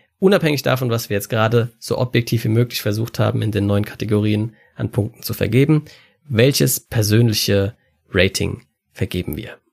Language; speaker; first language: German; native; German